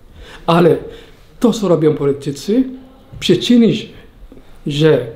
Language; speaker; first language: Polish; non-native, learner; Somali